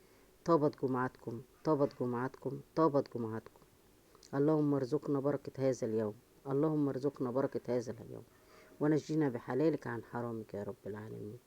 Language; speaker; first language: Arabic; native; Arabic